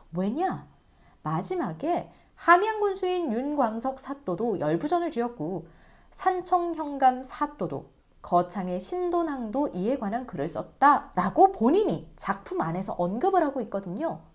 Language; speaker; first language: Korean; native; Korean